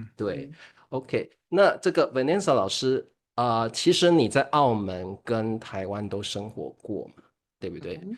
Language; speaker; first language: Chinese; native; Chinese